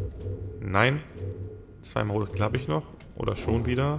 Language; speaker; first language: German; native; German